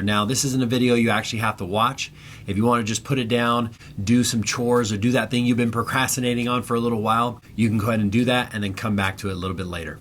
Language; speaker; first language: English; native; English